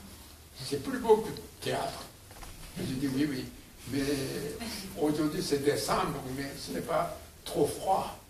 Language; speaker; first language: French; non-native, learner; Japanese